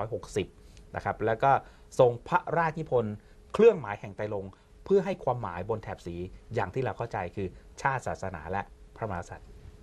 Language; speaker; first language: Thai; native; Thai